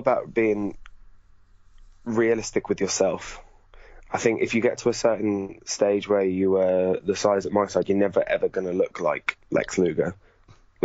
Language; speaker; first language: English; native; English